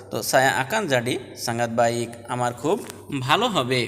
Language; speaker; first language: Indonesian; non-native, learner; Bangla